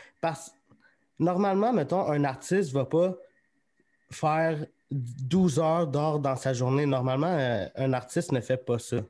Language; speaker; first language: French; native; French